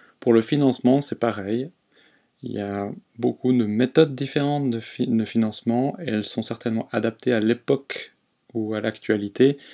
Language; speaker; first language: French; native; French